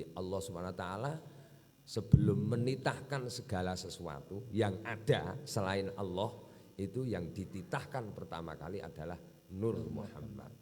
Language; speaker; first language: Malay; non-native, local second language; Javanese